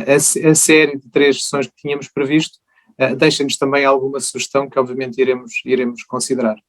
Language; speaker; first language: Portuguese; native; Portuguese